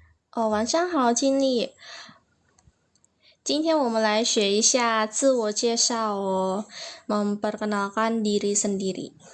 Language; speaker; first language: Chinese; early bilingual, heritage; Chinese